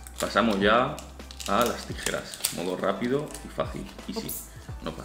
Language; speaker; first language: Spanish; native; Spanish